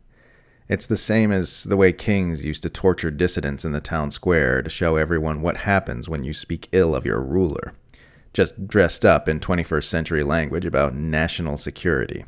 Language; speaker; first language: English; native; English